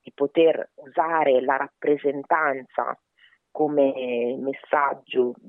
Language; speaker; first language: Italian; early bilingual, other home language; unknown